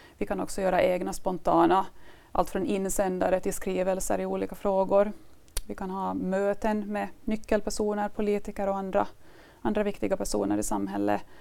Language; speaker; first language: Swedish; native; Swedish